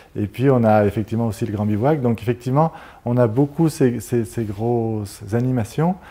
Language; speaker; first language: French; native; French